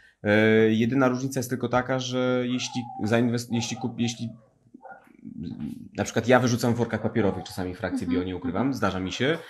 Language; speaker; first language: Polish; native; Polish